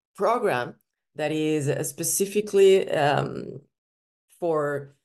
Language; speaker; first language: English; non-native, fluent; Spanish